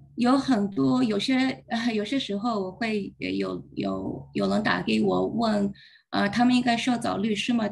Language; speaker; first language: Chinese; early bilingual, heritage; Chinese